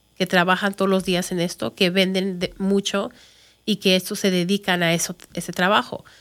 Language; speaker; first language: Spanish; early bilingual, other home language; English